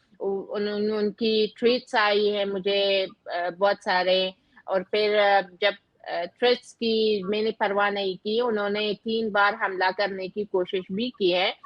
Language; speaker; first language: Hindi; non-native, fluent; Persian